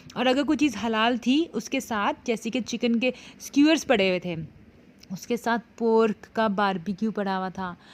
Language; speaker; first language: Urdu; native; Urdu